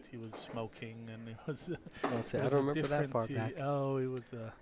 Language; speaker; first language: English; non-native, fluent; Hebrew